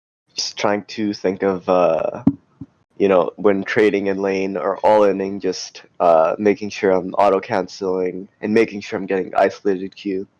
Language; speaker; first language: English; native; English